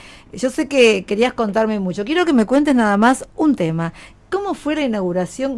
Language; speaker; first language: Spanish; native; Spanish